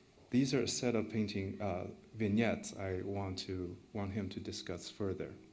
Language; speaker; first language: English; non-native, fluent; Chinese